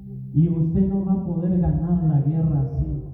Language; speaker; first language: Spanish; native; Spanish